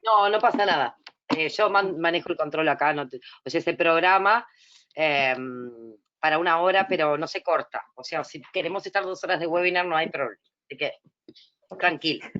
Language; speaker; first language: Spanish; native; Spanish